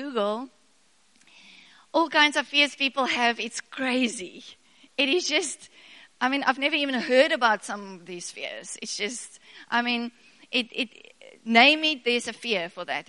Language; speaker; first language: English; non-native, local second language; Afrikaans